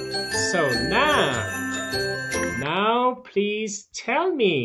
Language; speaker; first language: English; non-native, fluent; Tajik